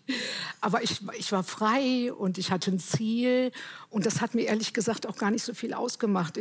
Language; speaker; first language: German; native; German